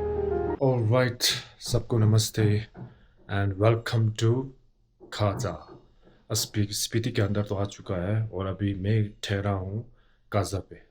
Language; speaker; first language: Hindi; non-native, local second language; Tibetan